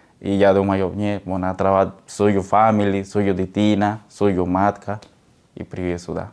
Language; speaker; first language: Ukrainian; non-native, learner; Spanish